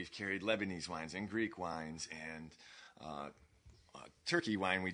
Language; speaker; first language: English; native; English